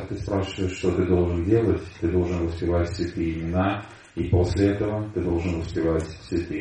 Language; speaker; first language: Russian; native; Russian